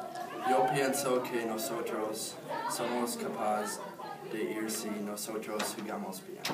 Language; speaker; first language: Spanish; non-native, learner; English